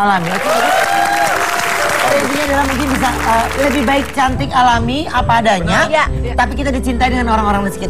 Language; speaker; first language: Indonesian; native; Indonesian